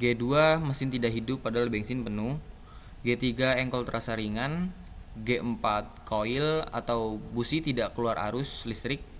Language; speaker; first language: Indonesian; native; Indonesian